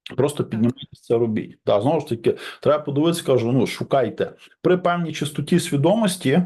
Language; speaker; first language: Ukrainian; non-native, local second language; Russian